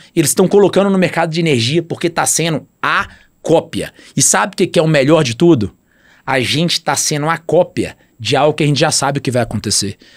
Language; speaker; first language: Portuguese; native; Portuguese